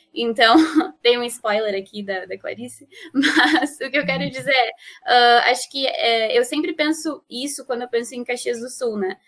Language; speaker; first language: Portuguese; non-native, fluent; Spanish